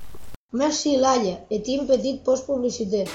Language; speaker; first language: French; non-native, learner; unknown